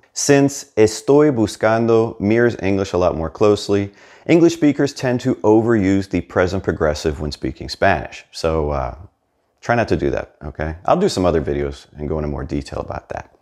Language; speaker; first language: English; native; English